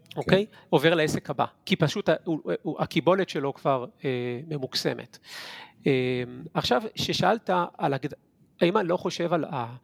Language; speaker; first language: Hebrew; native; Hebrew